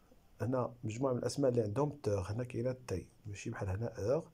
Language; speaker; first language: Arabic; native; Arabic